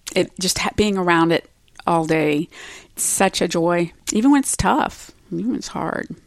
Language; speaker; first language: English; native; English